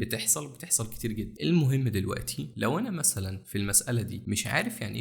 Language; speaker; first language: Arabic; native; Arabic